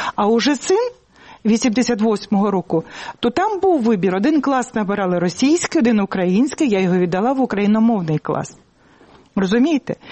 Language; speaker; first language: Ukrainian; native; Ukrainian